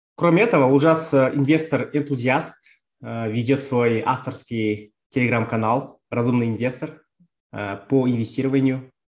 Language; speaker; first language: Russian; non-native, local second language; Kazakh